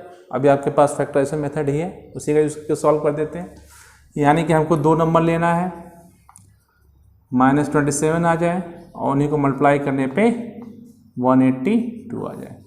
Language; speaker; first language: Hindi; native; Hindi